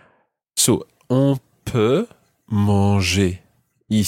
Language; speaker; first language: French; non-native, fluent; English